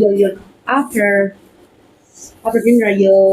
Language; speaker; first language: English; non-native, learner; Chinese